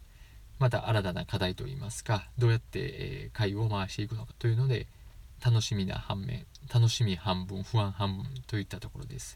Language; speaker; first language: Japanese; native; Japanese